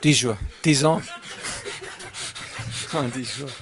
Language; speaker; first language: French; non-native, learner; German